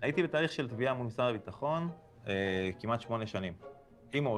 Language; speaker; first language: Hebrew; native; Hebrew